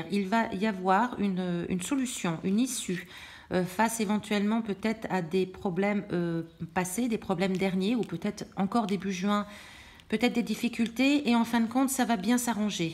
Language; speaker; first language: French; native; French